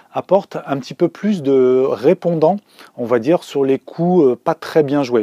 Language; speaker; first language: French; native; French